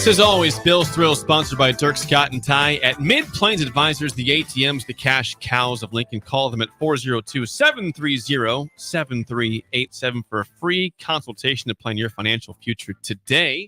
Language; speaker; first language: English; native; English